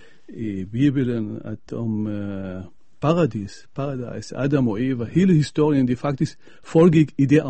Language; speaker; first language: Danish; non-native, fluent; Arabic